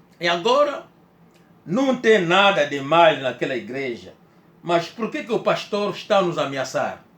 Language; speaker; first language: Portuguese; native; Portuguese